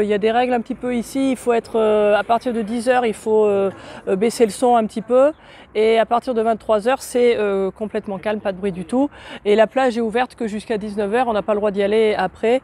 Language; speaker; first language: French; native; French